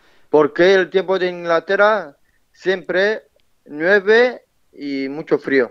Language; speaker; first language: Spanish; non-native, learner; Romanian